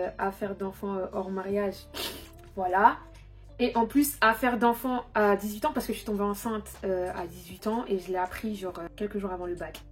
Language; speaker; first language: French; early bilingual, other home language; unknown